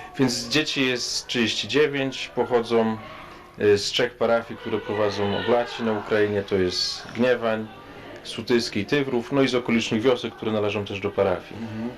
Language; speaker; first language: Polish; native; Polish